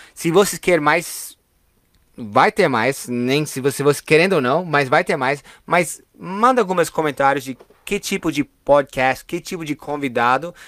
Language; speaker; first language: Portuguese; non-native, fluent; English